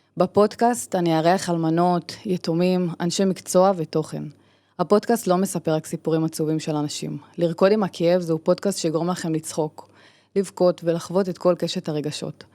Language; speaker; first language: Hebrew; native; Hebrew